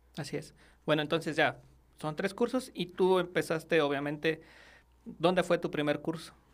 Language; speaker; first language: Spanish; native; Spanish